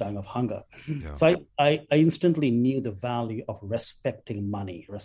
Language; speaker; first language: English; non-native, local second language; Bangla